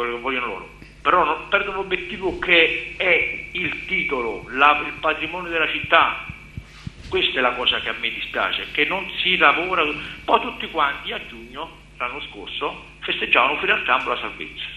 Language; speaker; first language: Italian; native; Italian